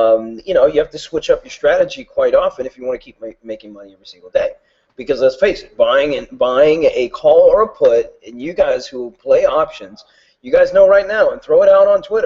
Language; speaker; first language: English; native; English